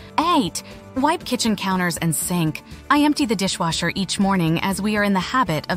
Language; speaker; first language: English; native; English